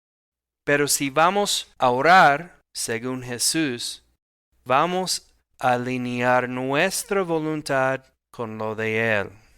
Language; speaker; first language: Spanish; non-native, fluent; English